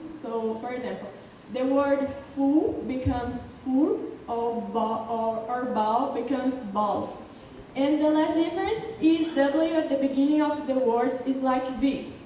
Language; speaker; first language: English; non-native, learner; Portuguese